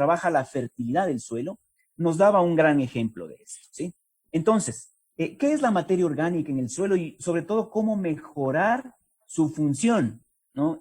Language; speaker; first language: Spanish; native; Spanish